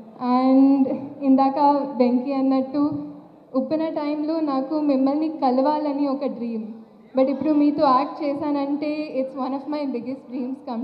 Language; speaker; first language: Telugu; non-native, fluent; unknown